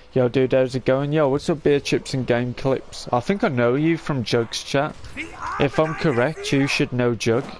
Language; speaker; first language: English; native; English